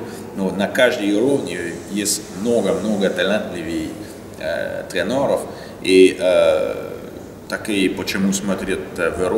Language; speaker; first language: Russian; non-native, learner; French